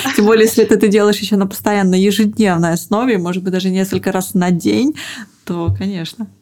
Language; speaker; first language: Russian; native; Russian